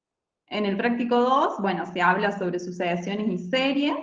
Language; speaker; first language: Spanish; native; Spanish